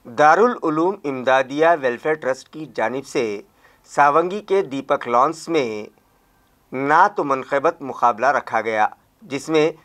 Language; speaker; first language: Hindi; non-native, local second language; Urdu